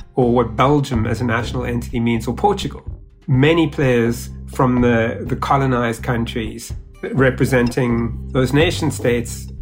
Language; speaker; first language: English; native; English